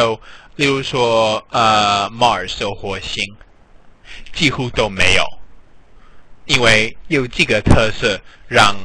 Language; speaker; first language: Chinese; non-native, fluent; English